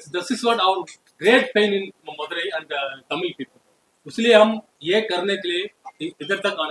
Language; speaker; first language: Hindi; non-native, learner; Tamil